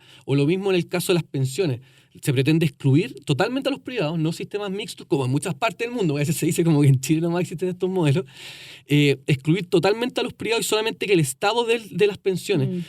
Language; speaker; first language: Spanish; native; Spanish